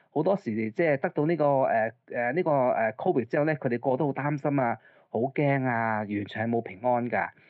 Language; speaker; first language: Cantonese; early bilingual, other home language; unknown